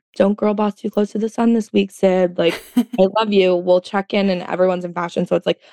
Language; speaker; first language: English; native; English